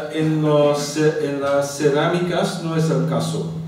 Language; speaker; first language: Spanish; non-native, fluent; Dutch